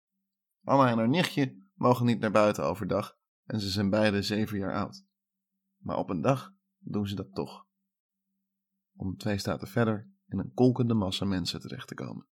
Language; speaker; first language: Dutch; native; Dutch